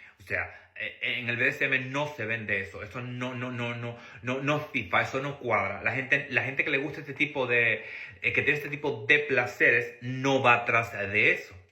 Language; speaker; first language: Spanish; native; Spanish